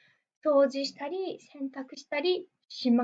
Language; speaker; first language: Japanese; non-native, fluent; Portuguese